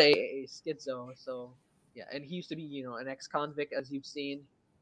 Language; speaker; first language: English; non-native, fluent; French